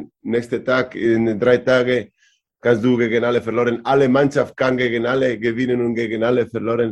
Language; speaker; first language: German; non-native, learner; Spanish